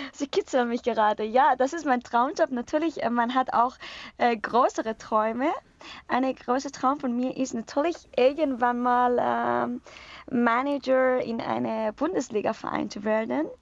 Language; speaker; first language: German; non-native, learner; Persian